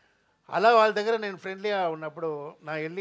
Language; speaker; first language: Telugu; non-native, local second language; Tamil